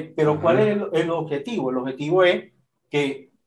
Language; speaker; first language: Spanish; native; Spanish